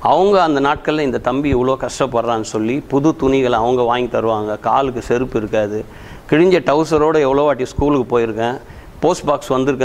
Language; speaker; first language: Tamil; native; Tamil